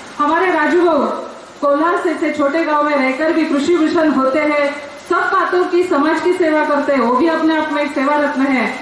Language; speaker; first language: Hindi; non-native, local second language; Marathi